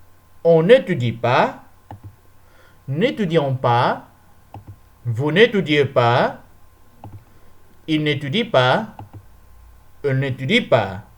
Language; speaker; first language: French; non-native, learner; Spanish